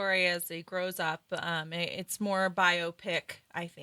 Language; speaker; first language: English; native; English